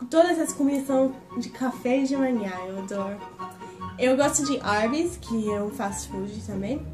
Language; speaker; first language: Portuguese; non-native, fluent; English